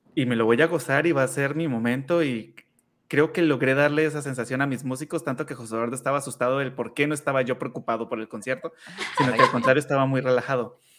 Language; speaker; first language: Spanish; native; Spanish